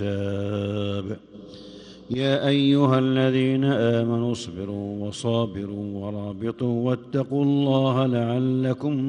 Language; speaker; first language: Arabic; native; Arabic